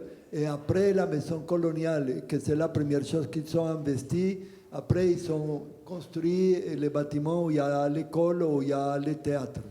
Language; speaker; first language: French; non-native, fluent; Spanish